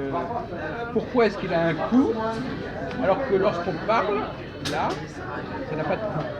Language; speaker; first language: French; native; French